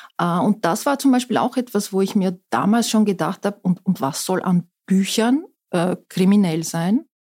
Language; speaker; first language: German; non-native, fluent; Turkish